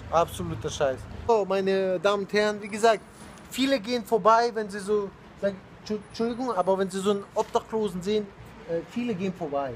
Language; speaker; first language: German; non-native, fluent; Russian